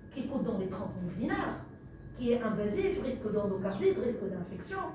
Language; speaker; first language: French; non-native, local second language; Arabic